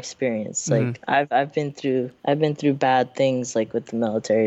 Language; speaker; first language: English; native; English